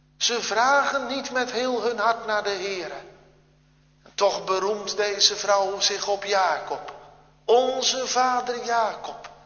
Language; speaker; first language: Dutch; native; Dutch